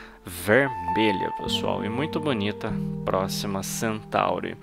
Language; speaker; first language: Portuguese; native; Portuguese